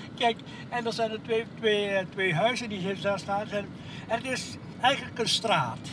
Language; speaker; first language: Dutch; early bilingual, other home language; Malay